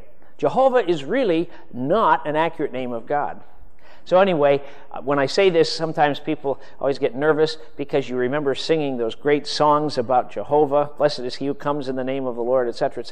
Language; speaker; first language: English; native; English